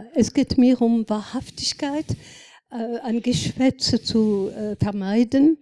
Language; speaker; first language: German; non-native, fluent; French